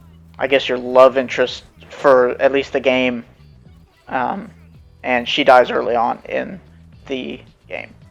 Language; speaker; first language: English; native; English